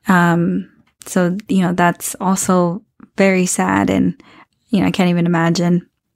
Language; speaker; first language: English; early bilingual, other home language; Spanish